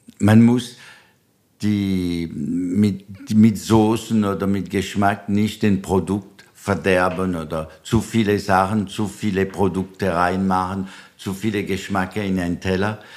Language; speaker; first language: German; non-native, local second language; French